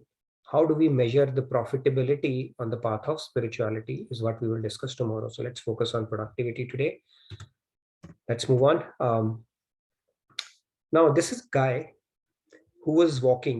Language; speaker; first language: English; non-native, local second language; Hindi